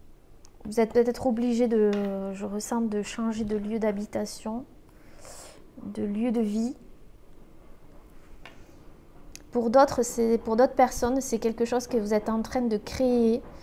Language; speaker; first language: French; native; French